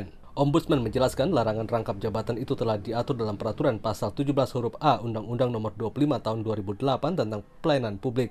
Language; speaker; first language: Indonesian; native; Indonesian